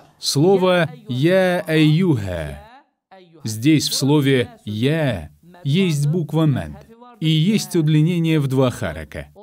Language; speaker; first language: Russian; non-native, fluent; Azerbaijani